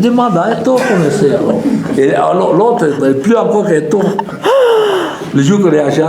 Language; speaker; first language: French; non-native, local second language; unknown